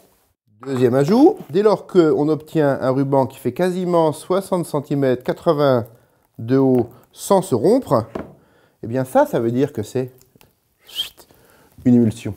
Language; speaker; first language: French; native; French